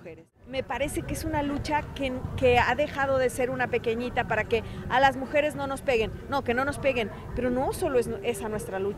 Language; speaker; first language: Spanish; native; Spanish